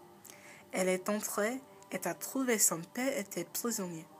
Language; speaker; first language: French; non-native, learner; English